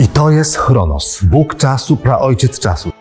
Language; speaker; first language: Polish; native; Polish